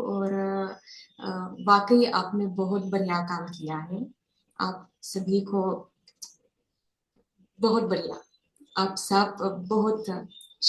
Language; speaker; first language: Hindi; non-native, fluent; Ukrainian